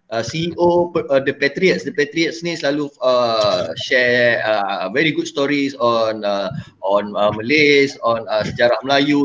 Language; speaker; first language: English; non-native, local second language; Malay